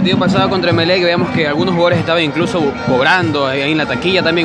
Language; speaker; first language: Spanish; native; Spanish